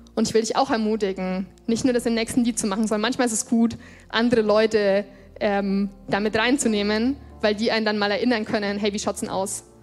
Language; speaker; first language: German; native; German